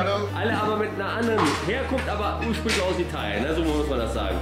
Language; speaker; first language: German; native; German